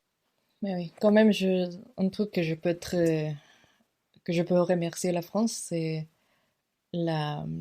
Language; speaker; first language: French; non-native, fluent; Spanish